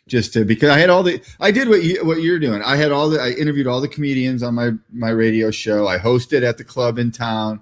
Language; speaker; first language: English; native; English